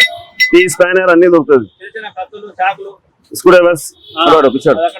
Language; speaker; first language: Telugu; non-native, local second language; Urdu